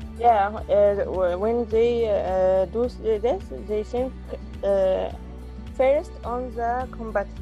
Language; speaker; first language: English; non-native, learner; Arabic